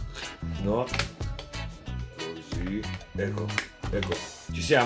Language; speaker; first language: Italian; non-native, fluent; Russian